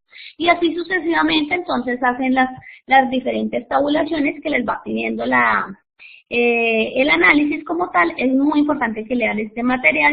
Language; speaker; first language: Spanish; native; Spanish